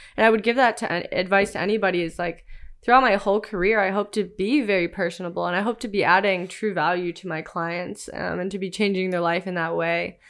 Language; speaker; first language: English; native; English